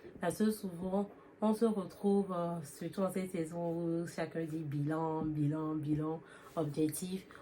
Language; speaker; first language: French; native; French